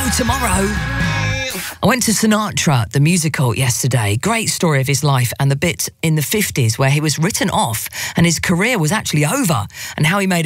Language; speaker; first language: English; native; English